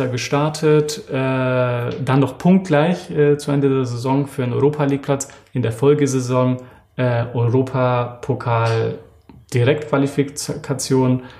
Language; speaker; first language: German; early bilingual, other home language; Serbian